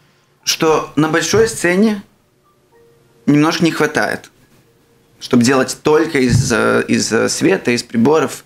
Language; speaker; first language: Russian; non-native, local second language; Latvian